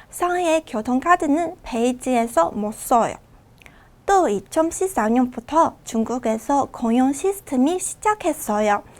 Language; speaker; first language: Korean; non-native, fluent; Chinese